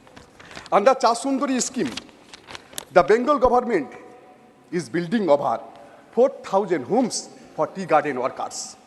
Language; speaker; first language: English; non-native, local second language; Bangla